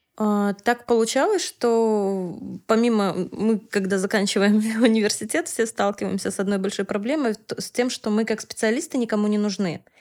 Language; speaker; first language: Russian; native; Russian